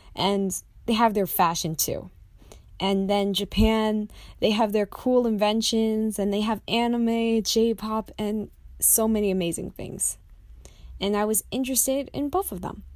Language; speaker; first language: English; native; English